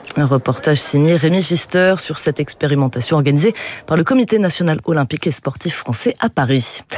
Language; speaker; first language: French; native; French